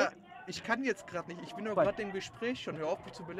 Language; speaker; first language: German; native; German